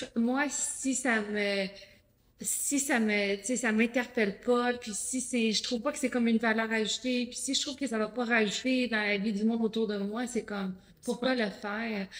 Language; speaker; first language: French; native; French